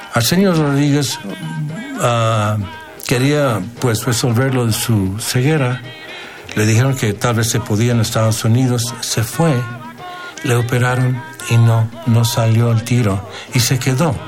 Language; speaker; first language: Spanish; non-native, fluent; English